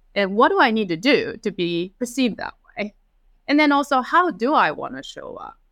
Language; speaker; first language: English; early bilingual, other home language; Japanese